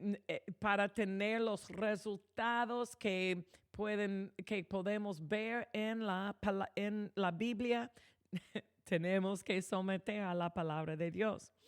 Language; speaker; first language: Spanish; non-native, fluent; English